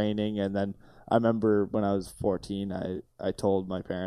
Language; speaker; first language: English; native; English